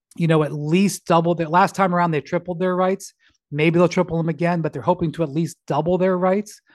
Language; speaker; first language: English; native; English